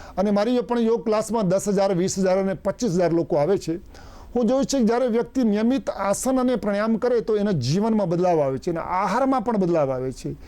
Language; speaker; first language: Gujarati; non-native, local second language; Hindi